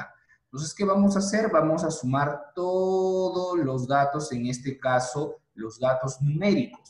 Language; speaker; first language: Spanish; native; Spanish